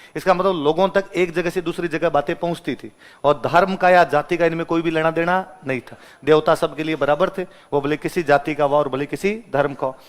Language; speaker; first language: Hindi; native; Hindi